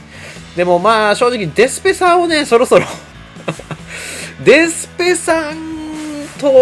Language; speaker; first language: Japanese; native; Japanese